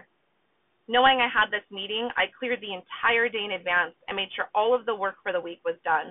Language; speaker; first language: English; native; English